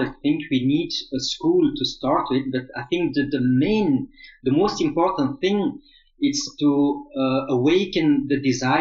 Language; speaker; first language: English; non-native, fluent; Dutch